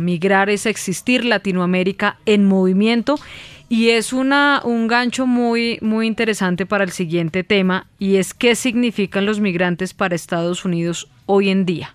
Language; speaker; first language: Spanish; native; Spanish